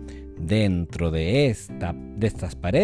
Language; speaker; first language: Spanish; native; Spanish